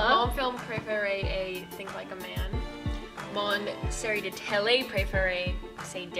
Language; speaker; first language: French; non-native, learner; English